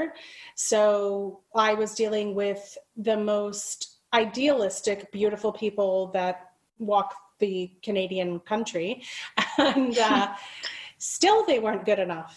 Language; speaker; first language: English; native; English